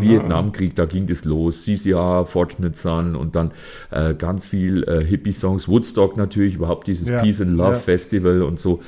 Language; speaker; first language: German; native; German